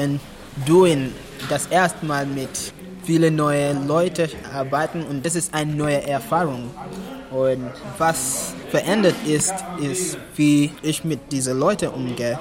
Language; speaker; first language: German; non-native, learner; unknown